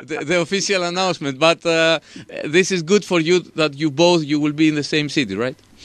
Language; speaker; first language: English; non-native, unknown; Greek